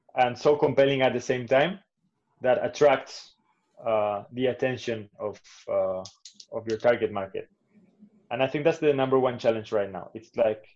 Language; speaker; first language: English; non-native, fluent; Spanish